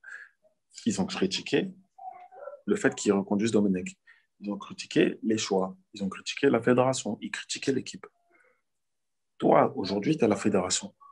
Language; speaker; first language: French; native; French